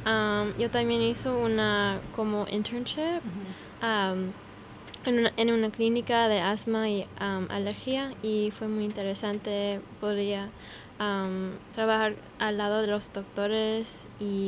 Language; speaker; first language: Spanish; non-native, fluent; English